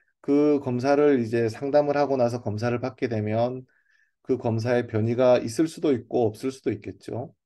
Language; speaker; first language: Korean; native; Korean